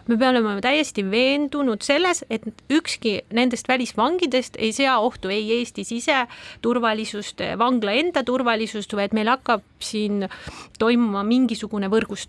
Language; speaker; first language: Estonian; native; Estonian